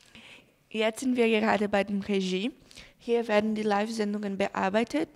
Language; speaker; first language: German; non-native, learner; Portuguese